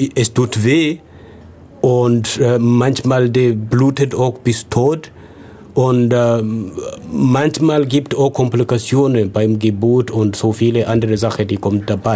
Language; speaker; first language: German; non-native, fluent; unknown